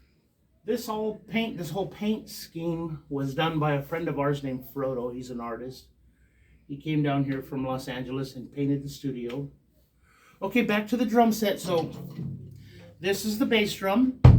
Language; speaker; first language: English; native; English